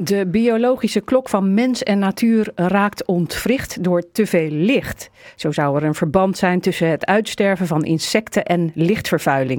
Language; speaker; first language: Dutch; native; Dutch